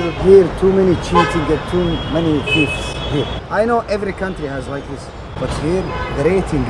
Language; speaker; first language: English; non-native, fluent; Arabic